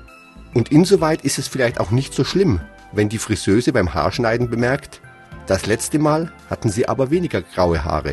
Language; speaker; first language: German; native; German